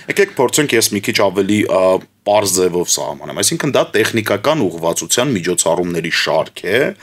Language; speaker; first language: Armenian; native; Armenian